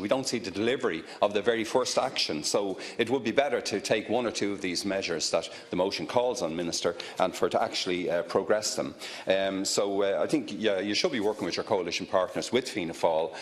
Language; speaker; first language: English; native; English